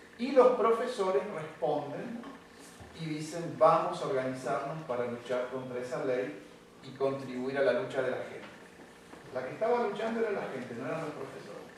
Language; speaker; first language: Spanish; native; Spanish